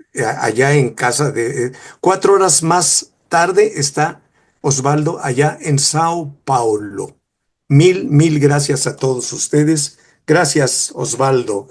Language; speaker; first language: Spanish; native; Spanish